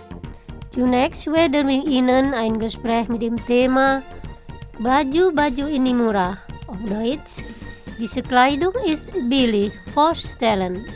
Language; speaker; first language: German; non-native, learner; Indonesian